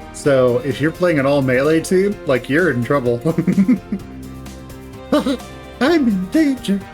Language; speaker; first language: English; native; English